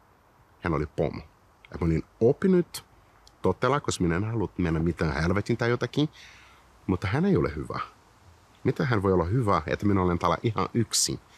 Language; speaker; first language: Finnish; non-native, fluent; Portuguese